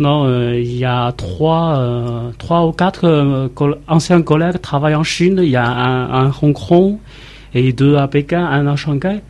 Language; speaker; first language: French; non-native, learner; Chinese